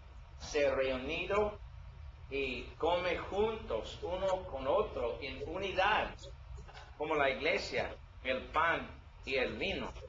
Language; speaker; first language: Spanish; non-native, learner; English